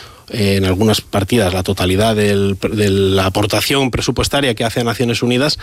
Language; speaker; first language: Spanish; native; Spanish